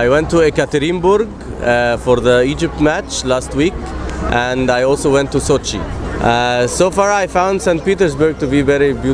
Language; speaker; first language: English; non-native, fluent; Arabic